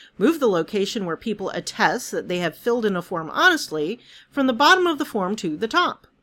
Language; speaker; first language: English; native; English